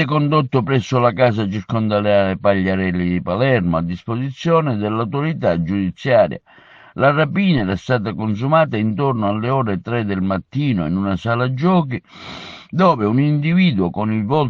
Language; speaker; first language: Italian; native; Italian